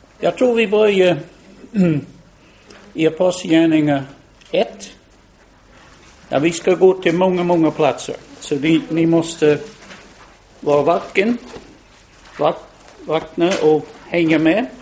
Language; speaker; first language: Swedish; non-native, fluent; English